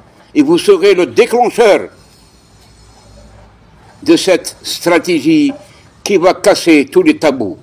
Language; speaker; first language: French; non-native, local second language; Kabyle